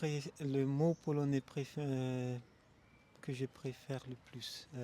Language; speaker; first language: French; non-native, local second language; Malagasy